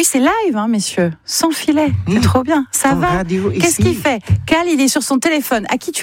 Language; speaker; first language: French; native; French